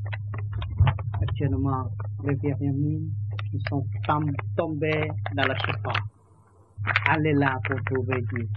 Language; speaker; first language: French; non-native, learner; Vietnamese